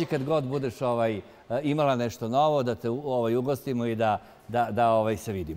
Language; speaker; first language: Serbian; native; Serbian